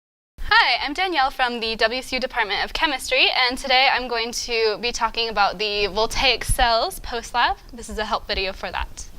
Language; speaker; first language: English; native; English